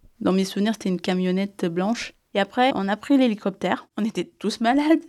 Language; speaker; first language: French; early bilingual, other home language; Amharic